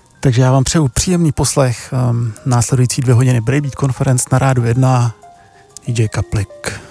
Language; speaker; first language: Czech; native; Czech